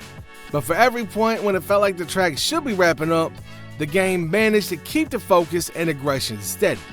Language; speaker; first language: English; native; English